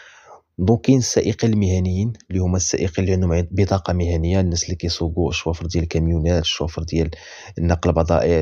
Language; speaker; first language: Arabic; native; Arabic